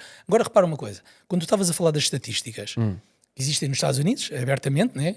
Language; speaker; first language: Portuguese; native; Portuguese